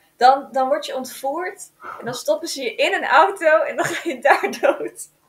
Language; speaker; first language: Dutch; native; Dutch